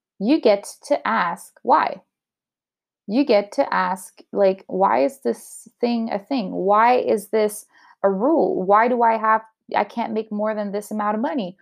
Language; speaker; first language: English; non-native, local second language; French